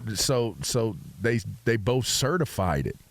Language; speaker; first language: English; native; English